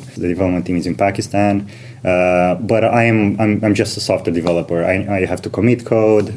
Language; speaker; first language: English; non-native, fluent; Romanian